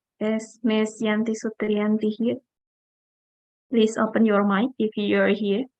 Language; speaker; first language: English; non-native, fluent; Indonesian